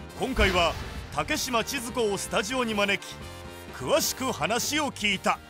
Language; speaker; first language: Japanese; native; Japanese